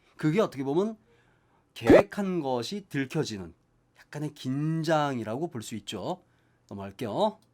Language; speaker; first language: Korean; native; Korean